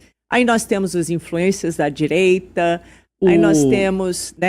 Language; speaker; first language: Portuguese; native; Portuguese